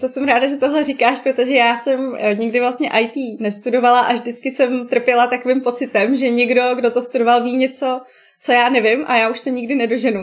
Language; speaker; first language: Czech; native; Czech